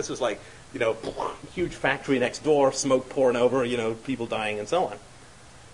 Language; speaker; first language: English; native; English